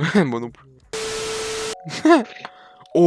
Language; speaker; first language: French; native; French